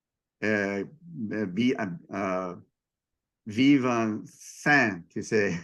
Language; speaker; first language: French; non-native, learner; English